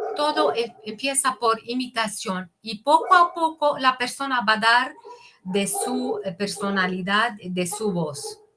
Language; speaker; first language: Spanish; non-native, fluent; Arabic